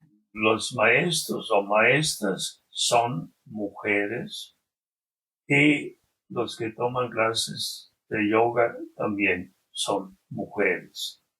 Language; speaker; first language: Spanish; non-native, fluent; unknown